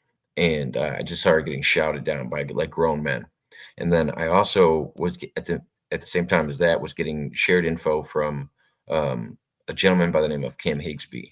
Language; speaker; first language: English; native; English